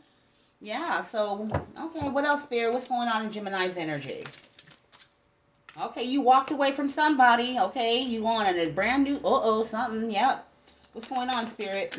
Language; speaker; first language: English; native; English